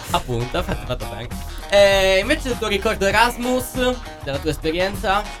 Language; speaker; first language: Italian; native; Italian